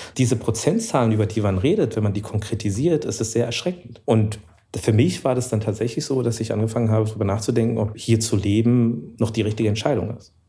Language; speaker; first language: German; early bilingual, other home language; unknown